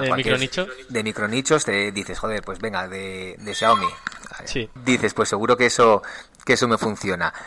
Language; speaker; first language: Spanish; native; Spanish